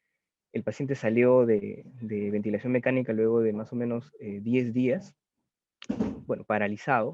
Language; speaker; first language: Spanish; native; Spanish